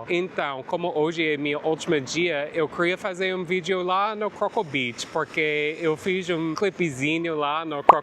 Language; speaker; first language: Portuguese; non-native, fluent; English